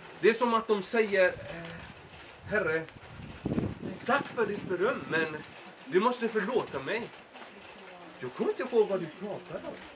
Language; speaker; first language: Swedish; non-native, fluent; Spanish